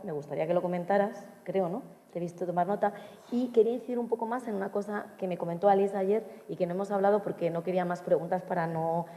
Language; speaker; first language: Spanish; native; Spanish